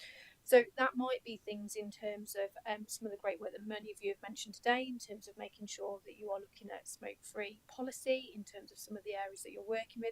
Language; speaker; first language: English; native; English